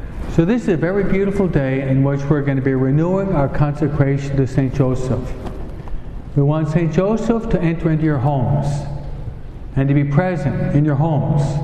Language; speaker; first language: English; non-native, fluent; Spanish